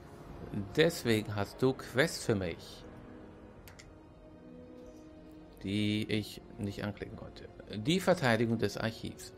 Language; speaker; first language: German; native; German